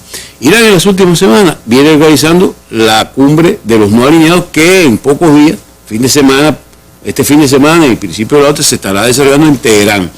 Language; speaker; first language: Spanish; native; Spanish